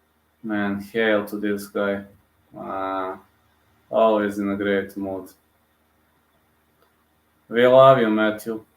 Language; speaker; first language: English; non-native, fluent; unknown